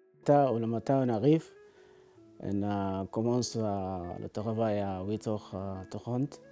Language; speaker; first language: French; non-native, learner; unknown